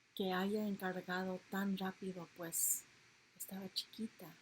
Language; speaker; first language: Spanish; early bilingual, heritage; Spanish